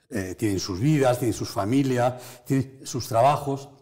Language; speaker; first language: Spanish; native; Spanish